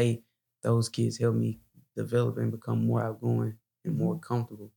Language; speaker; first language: English; native; English